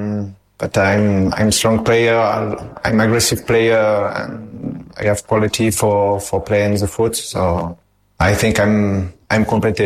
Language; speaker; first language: English; non-native, fluent; French